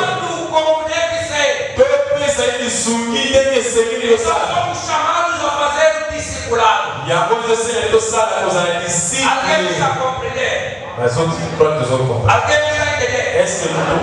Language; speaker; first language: Portuguese; non-native, fluent; Lingala